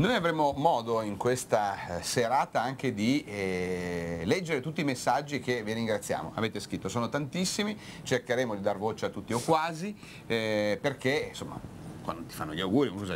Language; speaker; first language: Italian; native; Italian